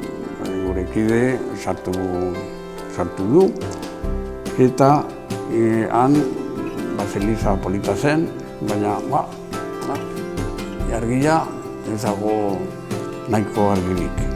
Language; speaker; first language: Basque; non-native, local second language; Spanish